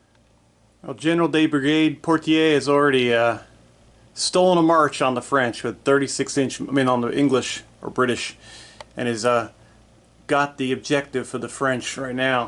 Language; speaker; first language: English; native; English